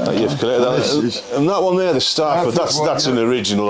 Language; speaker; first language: English; native; English